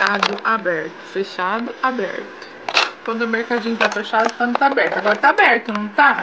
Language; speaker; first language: Portuguese; native; Portuguese